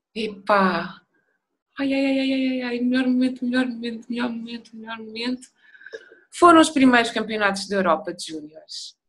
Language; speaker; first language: Portuguese; early bilingual, other home language; Upper Guinea Crioulo